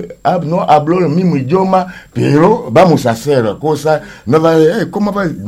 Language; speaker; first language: Spanish; non-native, learner; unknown